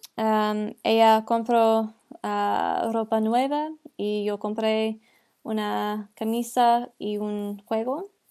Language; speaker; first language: Spanish; non-native, learner; English